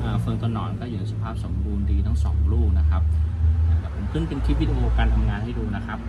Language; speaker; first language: Thai; native; Thai